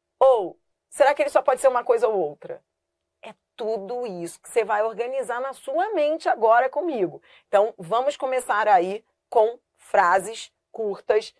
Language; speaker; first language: Portuguese; native; Portuguese